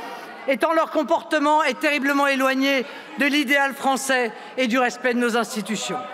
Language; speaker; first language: French; native; French